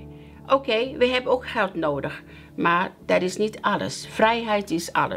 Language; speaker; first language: Dutch; non-native, learner; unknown